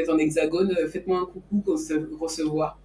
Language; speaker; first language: French; native; French